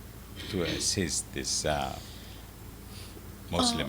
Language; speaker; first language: English; non-native, fluent; Indonesian